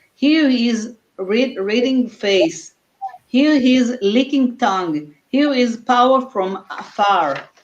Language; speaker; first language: English; non-native, fluent; Hebrew